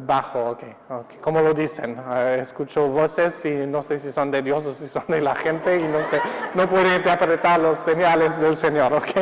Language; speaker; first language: Spanish; non-native, fluent; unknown